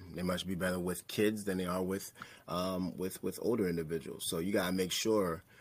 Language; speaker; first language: English; native; English